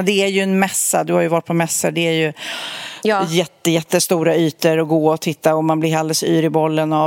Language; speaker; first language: Swedish; native; Swedish